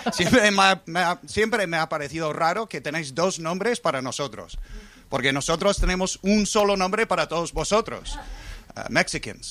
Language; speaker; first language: Spanish; non-native, fluent; English